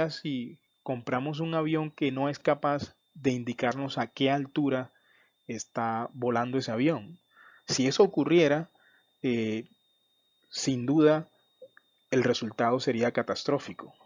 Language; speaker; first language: Spanish; native; Spanish